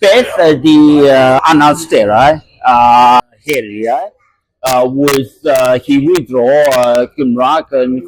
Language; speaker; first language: Welsh; non-native, learner; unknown